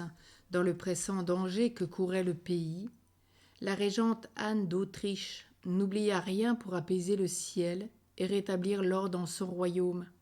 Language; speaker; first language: French; native; French